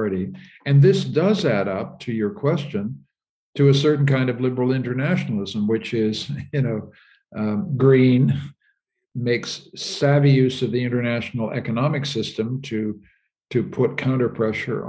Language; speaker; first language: English; native; English